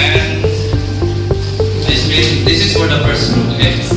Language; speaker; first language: English; non-native, fluent; Indonesian